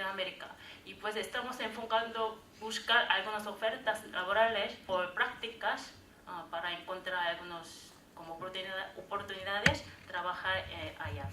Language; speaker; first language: Spanish; non-native, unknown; Korean